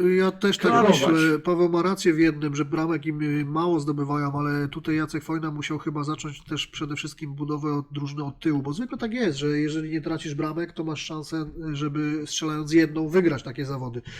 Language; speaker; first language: Polish; native; Polish